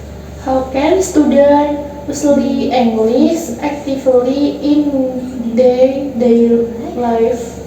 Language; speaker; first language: English; non-native, learner; Indonesian